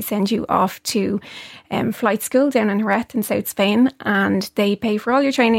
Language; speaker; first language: English; native; English